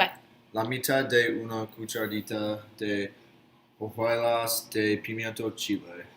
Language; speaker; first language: Spanish; non-native, learner; English